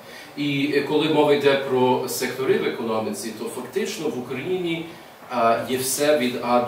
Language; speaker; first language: Ukrainian; early bilingual, heritage; English